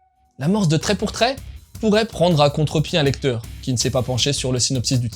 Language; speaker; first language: French; native; French